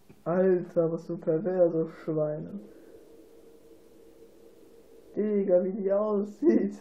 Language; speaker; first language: German; native; German